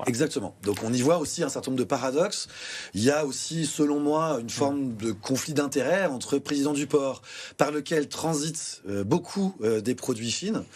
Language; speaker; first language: French; native; French